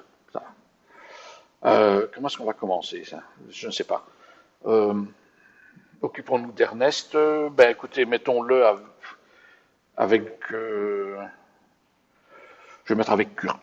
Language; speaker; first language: French; native; French